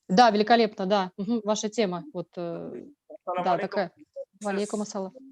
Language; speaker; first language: Russian; native; Russian